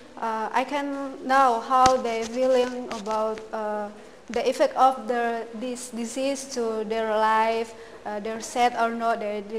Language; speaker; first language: English; non-native, learner; Indonesian